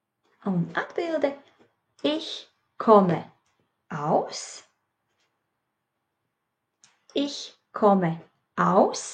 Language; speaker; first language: German; non-native, fluent; Latvian